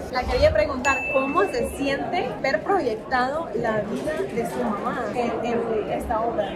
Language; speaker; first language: Spanish; non-native, fluent; English